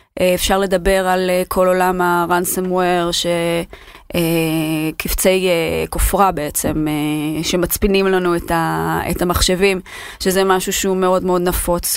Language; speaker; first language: Hebrew; native; Hebrew